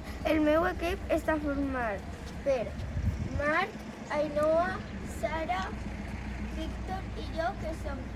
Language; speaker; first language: Catalan; non-native, local second language; Spanish